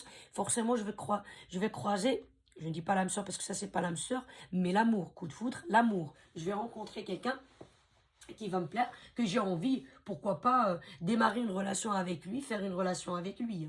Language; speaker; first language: French; native; French